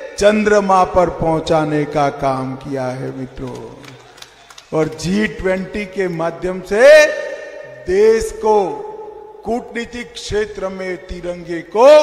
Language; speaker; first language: Hindi; non-native, local second language; Gujarati